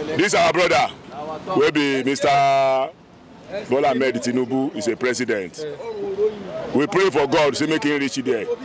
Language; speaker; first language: Nigerian Pidgin; non-native, local second language; Yoruba